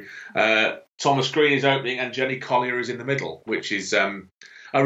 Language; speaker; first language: English; native; English